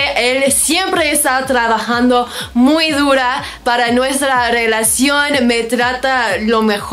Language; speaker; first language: Spanish; non-native, learner; English